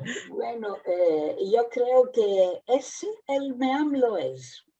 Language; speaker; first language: Spanish; early bilingual, heritage; Ladino